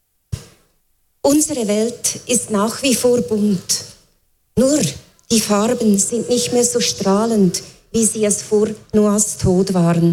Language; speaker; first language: German; native; German